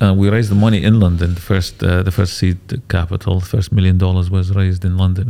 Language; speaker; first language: English; native; English